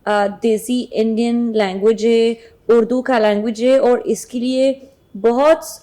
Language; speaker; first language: Hindi; non-native, learner; Arabic